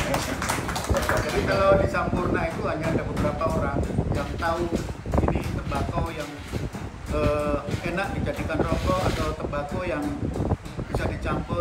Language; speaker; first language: Indonesian; native; Indonesian